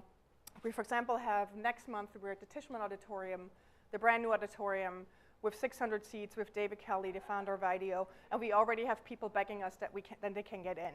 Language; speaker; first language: English; non-native, fluent; German